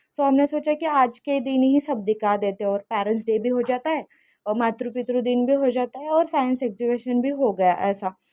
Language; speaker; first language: Hindi; non-native, local second language; Marathi